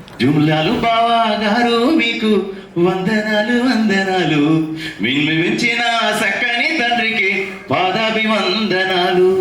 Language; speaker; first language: Telugu; non-native, local second language; Lambadi